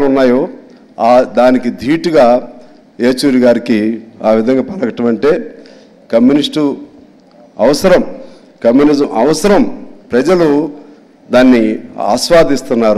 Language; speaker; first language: Telugu; native; Telugu